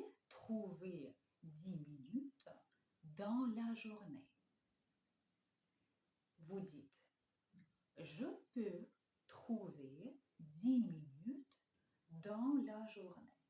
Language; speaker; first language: French; non-native, fluent; Russian